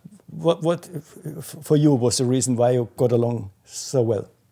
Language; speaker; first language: English; non-native, fluent; German